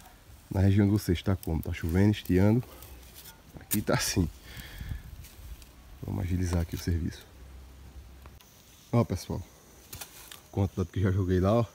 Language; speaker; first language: Portuguese; native; Portuguese